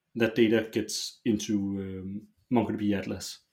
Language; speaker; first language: English; non-native, fluent; Danish